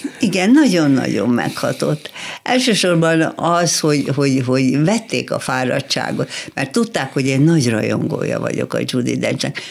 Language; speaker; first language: Hungarian; native; Hungarian